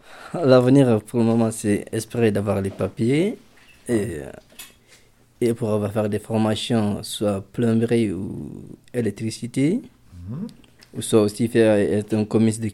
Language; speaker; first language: French; non-native, local second language; Fula